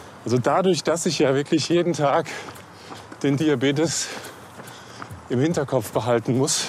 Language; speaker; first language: German; native; German